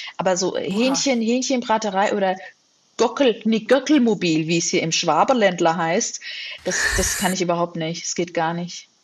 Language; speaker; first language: German; native; German